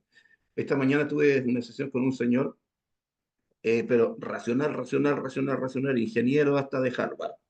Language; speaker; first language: Spanish; native; Spanish